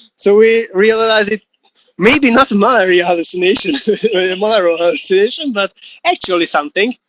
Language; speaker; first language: English; non-native, fluent; Hungarian